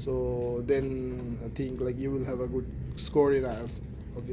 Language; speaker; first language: English; non-native, fluent; Bangla